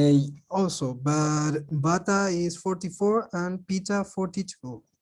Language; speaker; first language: English; non-native, learner; Spanish